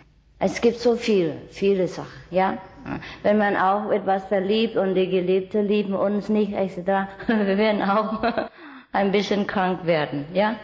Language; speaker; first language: German; non-native, learner; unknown